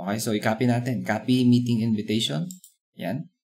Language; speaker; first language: English; non-native, local second language; Filipino